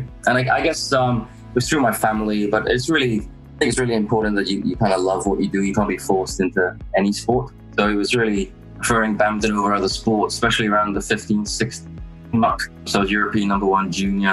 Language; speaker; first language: English; native; English